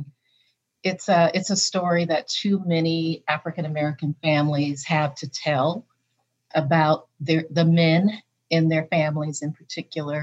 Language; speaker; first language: English; native; English